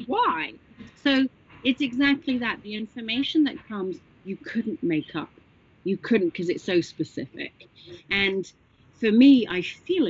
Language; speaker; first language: English; native; English